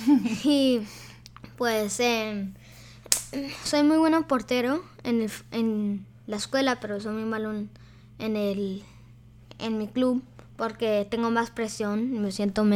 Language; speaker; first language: Spanish; early bilingual, heritage; Spanish